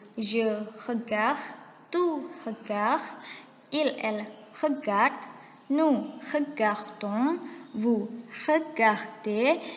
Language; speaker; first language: French; non-native, learner; Indonesian